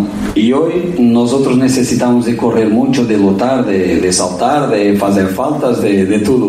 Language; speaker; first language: Portuguese; non-native, learner; Spanish